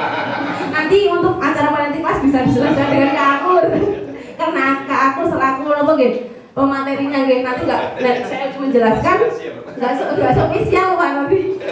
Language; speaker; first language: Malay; non-native, local second language; Javanese